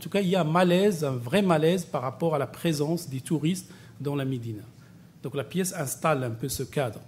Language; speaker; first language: French; non-native, local second language; Arabic